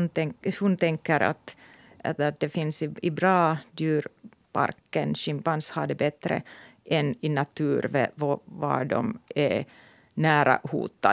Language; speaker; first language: Swedish; non-native, local second language; Finnish